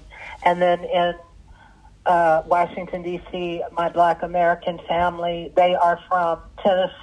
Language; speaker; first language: English; early bilingual, other home language; Arabic